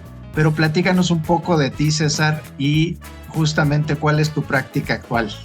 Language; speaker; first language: Spanish; native; Spanish